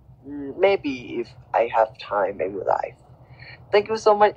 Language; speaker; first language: English; non-native, learner; Thai